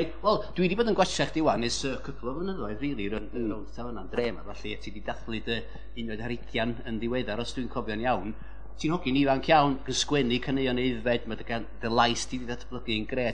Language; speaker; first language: Welsh; native; Welsh